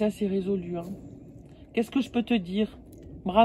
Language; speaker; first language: French; native; French